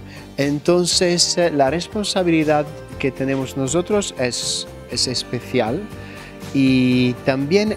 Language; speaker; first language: Spanish; non-native, fluent; Italian